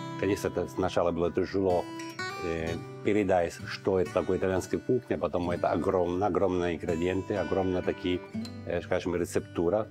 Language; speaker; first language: Russian; non-native, learner; Italian